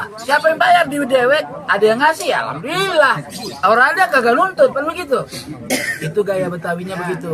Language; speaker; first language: Indonesian; native; Indonesian